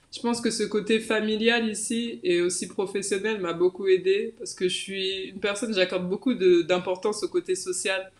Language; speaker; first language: French; native; French